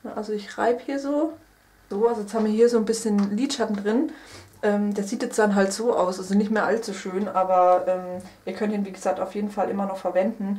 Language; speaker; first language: German; native; German